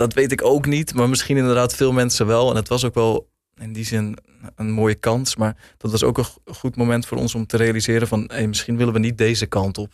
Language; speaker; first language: Dutch; native; Dutch